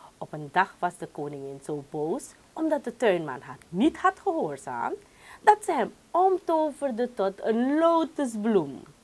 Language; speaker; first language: Dutch; non-native, local second language; Caribbean Hindustani